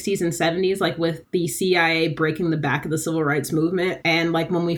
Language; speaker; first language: English; native; English